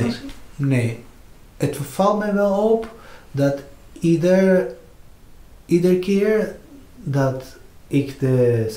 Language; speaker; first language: Dutch; non-native, fluent; Spanish